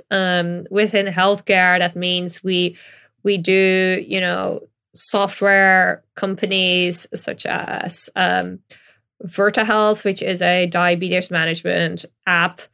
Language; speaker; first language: English; non-native, fluent; Dutch